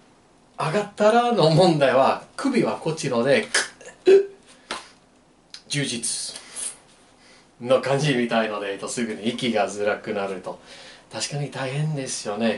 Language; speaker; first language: Japanese; non-native, learner; English